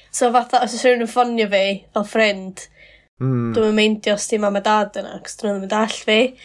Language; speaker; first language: Welsh; non-native, local second language; English